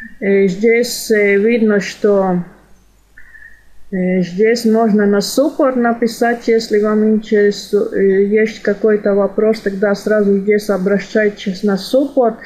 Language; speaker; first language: Russian; non-native, fluent; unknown